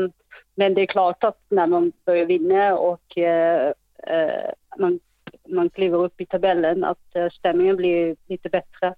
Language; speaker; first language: Swedish; non-native, fluent; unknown